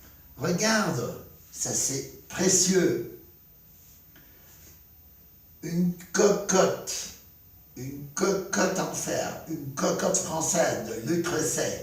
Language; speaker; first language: French; non-native, fluent; Spanish